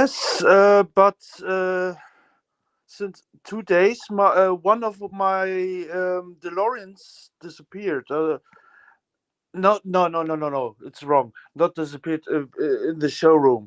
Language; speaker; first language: English; non-native, learner; German